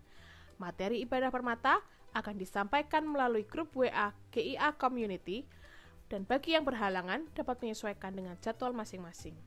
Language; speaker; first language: Indonesian; native; Indonesian